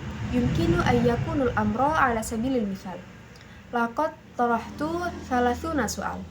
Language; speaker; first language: Arabic; non-native, learner; Indonesian